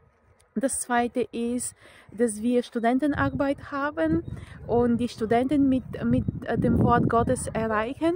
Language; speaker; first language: German; non-native, fluent; Bulgarian